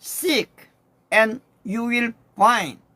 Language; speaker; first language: English; non-native, learner; Korean